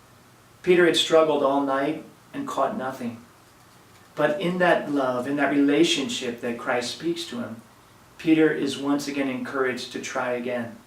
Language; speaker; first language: English; native; English